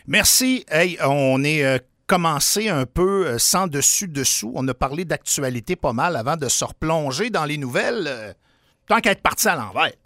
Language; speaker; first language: French; native; French